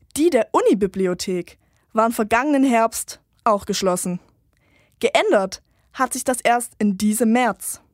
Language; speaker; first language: German; native; German